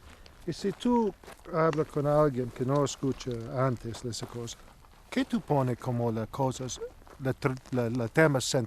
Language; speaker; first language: Spanish; non-native, learner; English